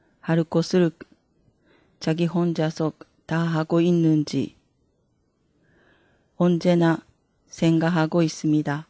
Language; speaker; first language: Korean; non-native, fluent; Japanese